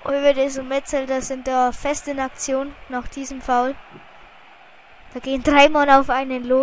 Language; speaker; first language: German; native; German